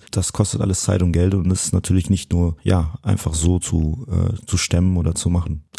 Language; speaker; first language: German; early bilingual, other home language; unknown